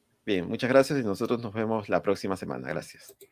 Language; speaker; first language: Spanish; native; Spanish